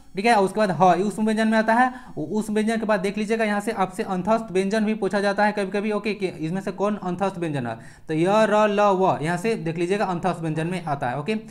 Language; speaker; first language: Hindi; native; Hindi